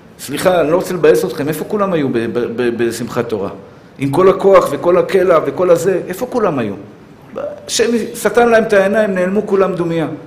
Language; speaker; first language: Hebrew; native; Hebrew